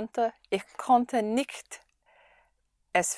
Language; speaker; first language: German; non-native, learner; English